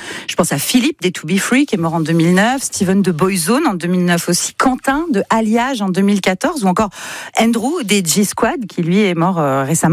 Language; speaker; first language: French; native; French